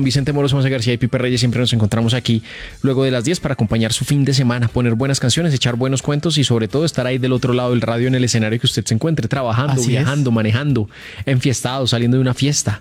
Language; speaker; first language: Spanish; native; Spanish